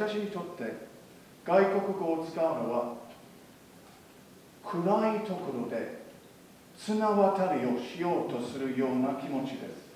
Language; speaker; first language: Japanese; non-native, fluent; English